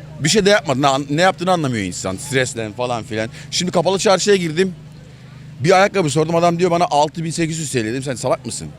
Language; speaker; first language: Turkish; native; Turkish